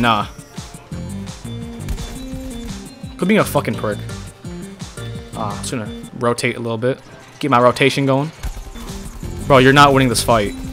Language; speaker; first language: English; native; English